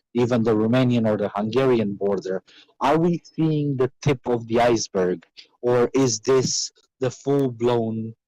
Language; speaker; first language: English; non-native, fluent; Romanian